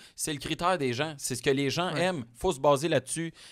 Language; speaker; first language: French; native; French